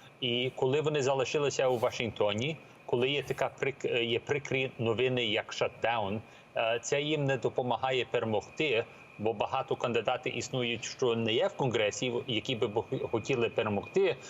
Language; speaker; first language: Ukrainian; early bilingual, heritage; Ukrainian